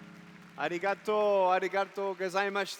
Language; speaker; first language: Japanese; non-native, learner; English